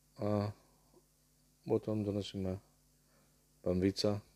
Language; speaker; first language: Slovak; non-native, learner; Arabic